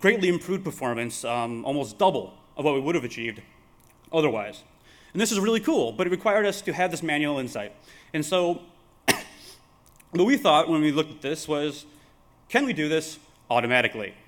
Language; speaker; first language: English; native; English